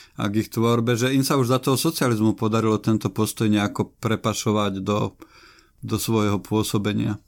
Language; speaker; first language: Slovak; native; Slovak